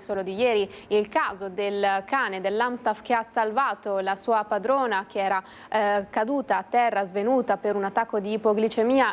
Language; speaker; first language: Italian; native; Italian